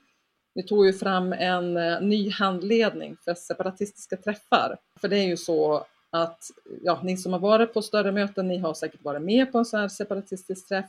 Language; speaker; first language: Swedish; native; Swedish